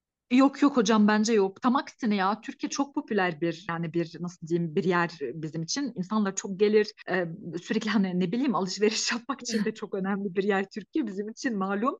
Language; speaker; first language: Turkish; non-native, fluent; Arabic